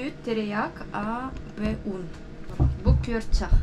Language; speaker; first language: Turkish; non-native, learner; Yakut